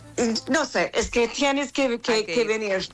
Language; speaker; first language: Spanish; non-native, learner; English